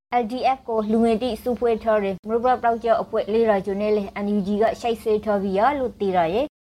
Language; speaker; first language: Burmese; native; Burmese